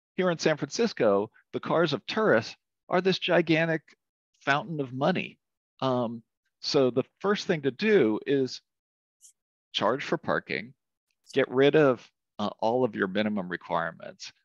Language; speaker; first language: English; native; English